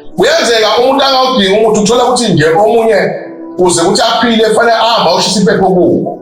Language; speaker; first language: Zulu; native; Zulu